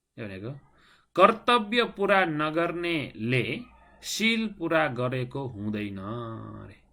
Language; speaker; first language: Nepali; non-native, local second language; Newari